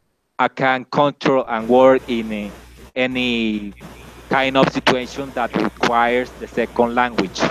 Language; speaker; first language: English; non-native, fluent; Spanish